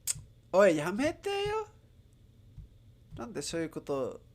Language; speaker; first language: Japanese; non-native, learner; English